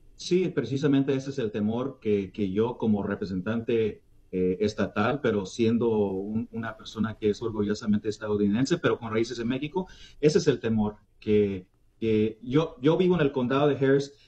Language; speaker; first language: Spanish; early bilingual, heritage; Spanish